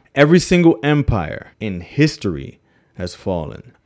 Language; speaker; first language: English; native; English